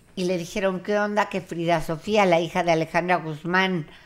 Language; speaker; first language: Spanish; native; Spanish